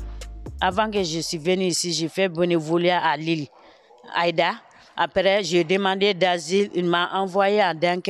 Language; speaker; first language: French; non-native, learner; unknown